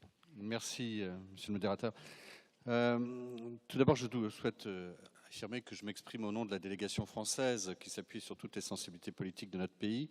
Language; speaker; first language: French; native; French